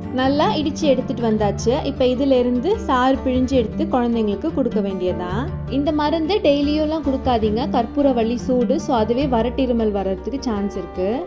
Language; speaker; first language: Tamil; native; Tamil